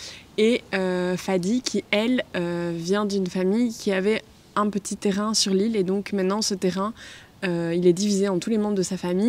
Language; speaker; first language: French; native; French